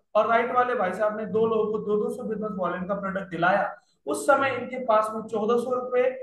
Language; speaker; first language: Hindi; non-native, local second language; Nepali